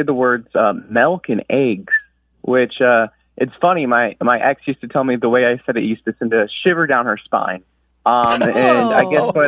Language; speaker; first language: English; native; English